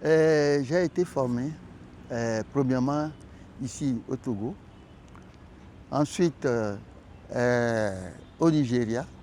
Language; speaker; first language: French; non-native, local second language; Ewe